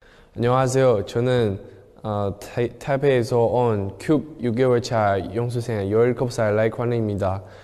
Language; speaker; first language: Korean; non-native, learner; Chinese